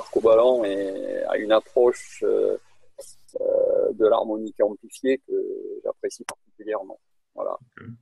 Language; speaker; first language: French; native; French